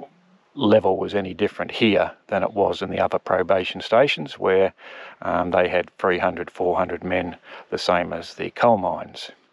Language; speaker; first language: English; native; English